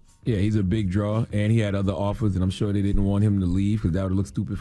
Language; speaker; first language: English; native; English